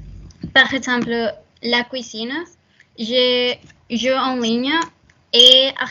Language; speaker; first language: French; non-native, learner; Spanish